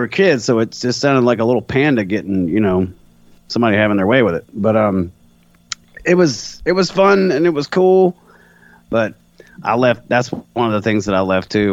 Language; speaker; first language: English; native; English